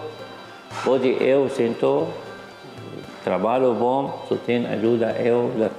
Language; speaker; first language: Portuguese; non-native, learner; Arabic